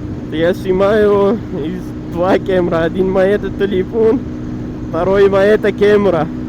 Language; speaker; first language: Russian; non-native, learner; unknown